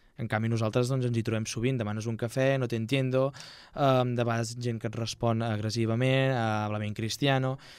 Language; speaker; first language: Catalan; native; Catalan